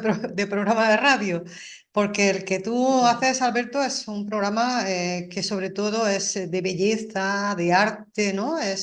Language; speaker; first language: Spanish; native; Spanish